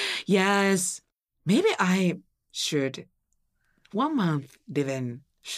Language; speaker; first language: English; non-native, learner; Japanese